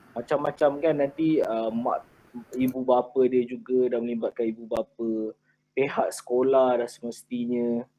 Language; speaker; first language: Malay; native; Malay